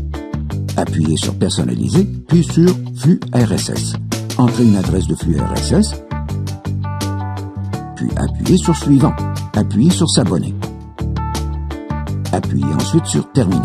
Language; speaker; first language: French; native; French